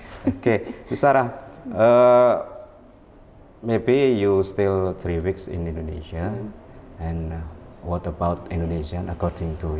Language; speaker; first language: English; non-native, learner; Indonesian